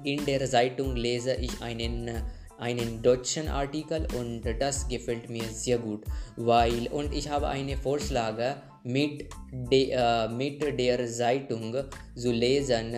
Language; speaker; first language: German; non-native, learner; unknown